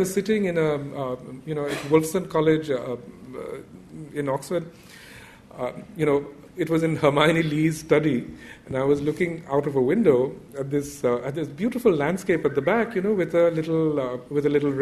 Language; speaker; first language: English; non-native, local second language; Bangla